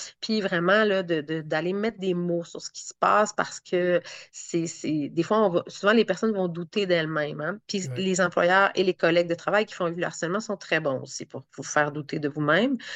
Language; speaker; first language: French; native; French